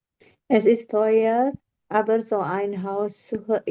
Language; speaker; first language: German; non-native, learner; Indonesian